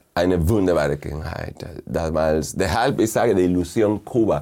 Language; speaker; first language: German; non-native, fluent; Spanish